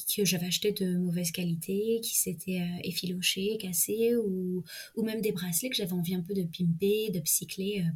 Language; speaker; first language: French; native; French